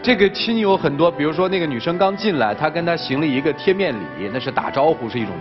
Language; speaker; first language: Chinese; native; Chinese